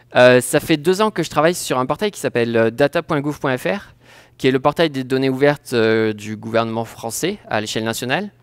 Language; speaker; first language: French; native; French